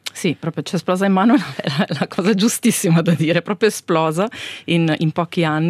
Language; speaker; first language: Italian; native; Italian